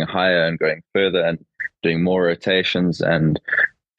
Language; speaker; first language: English; native; English